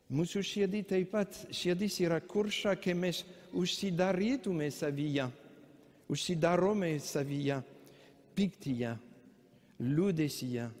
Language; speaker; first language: Lithuanian; non-native, fluent; French